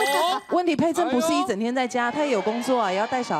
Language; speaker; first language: Chinese; native; Chinese